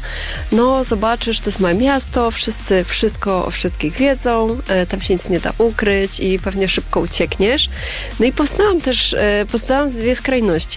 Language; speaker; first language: Polish; native; Polish